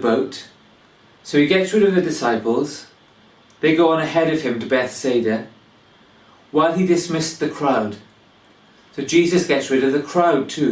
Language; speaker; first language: English; native; English